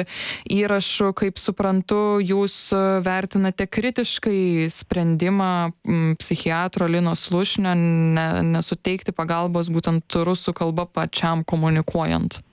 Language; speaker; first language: Lithuanian; native; Lithuanian